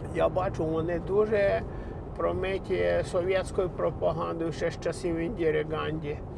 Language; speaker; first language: Ukrainian; native; Ukrainian